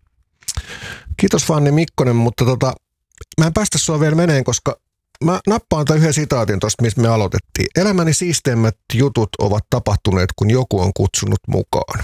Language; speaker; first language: Finnish; native; Finnish